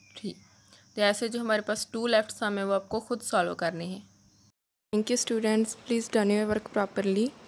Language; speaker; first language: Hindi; non-native, local second language; Punjabi